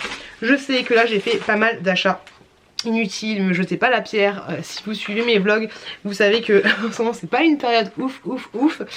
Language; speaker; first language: French; native; French